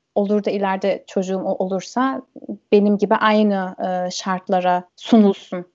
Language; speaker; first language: Turkish; early bilingual, heritage; Turkish